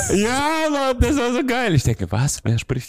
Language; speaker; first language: German; non-native, fluent; Romanian